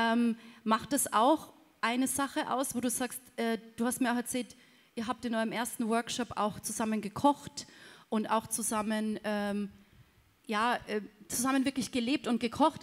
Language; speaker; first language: German; native; German